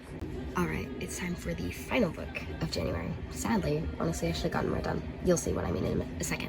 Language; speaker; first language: English; native; English